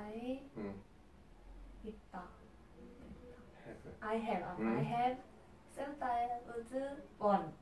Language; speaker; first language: English; non-native, learner; Korean